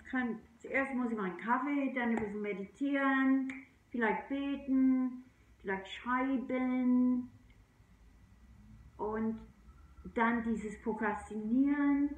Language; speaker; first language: German; non-native, fluent; English